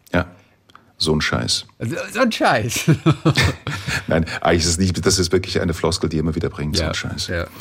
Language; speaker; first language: German; native; German